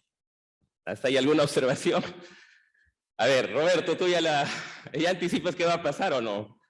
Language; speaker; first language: Spanish; native; Spanish